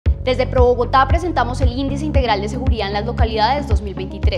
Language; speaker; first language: Spanish; native; Spanish